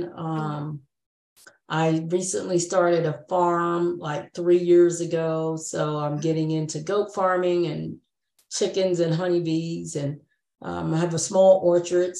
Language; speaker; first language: English; native; English